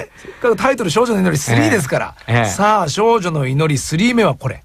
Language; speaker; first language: Japanese; native; Japanese